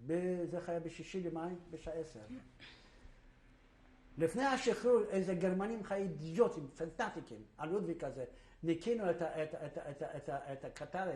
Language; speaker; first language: Hebrew; non-native, fluent; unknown